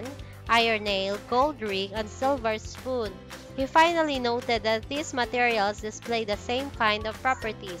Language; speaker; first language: English; non-native, local second language; Cebuano